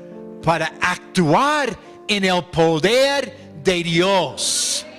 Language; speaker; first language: Spanish; non-native, fluent; English